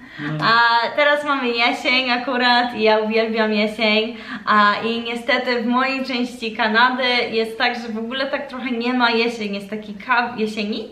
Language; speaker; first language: Polish; early bilingual, heritage; Polish